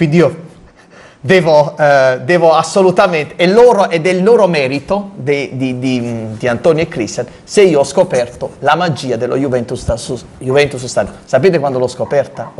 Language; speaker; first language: Italian; native; Italian